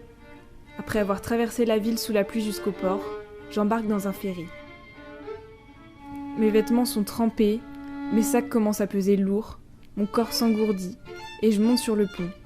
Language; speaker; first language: French; native; French